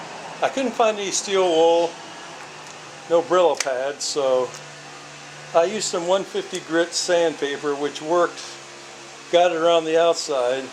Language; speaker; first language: English; native; English